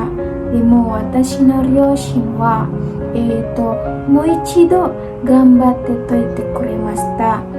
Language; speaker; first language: Japanese; non-native, learner; Indonesian